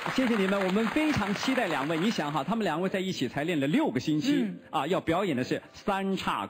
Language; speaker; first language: Chinese; native; Chinese